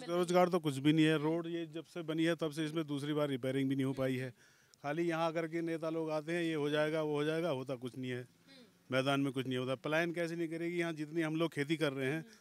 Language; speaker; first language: Hindi; native; Hindi